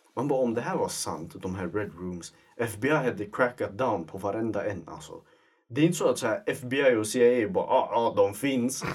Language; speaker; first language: Swedish; early bilingual, other home language; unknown